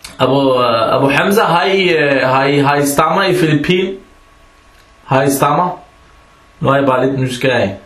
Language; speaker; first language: Danish; early bilingual, other home language; Arabic